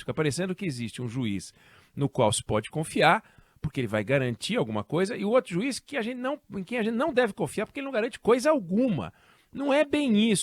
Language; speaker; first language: Portuguese; native; Portuguese